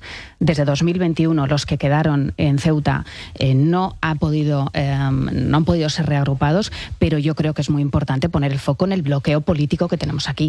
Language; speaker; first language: Spanish; native; Spanish